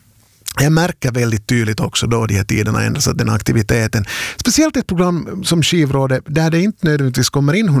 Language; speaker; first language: Swedish; native; Swedish